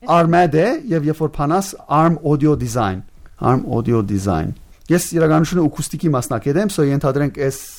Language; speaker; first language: Armenian; early bilingual, heritage; Armenian